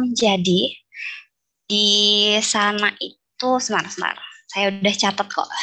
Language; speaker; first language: Indonesian; native; Indonesian